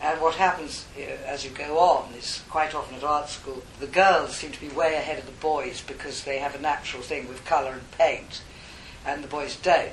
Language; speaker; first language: English; native; English